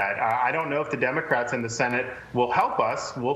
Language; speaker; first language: English; native; English